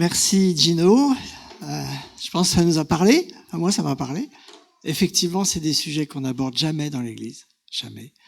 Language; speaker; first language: French; native; French